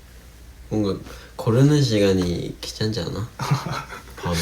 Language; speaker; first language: Korean; non-native, fluent; Japanese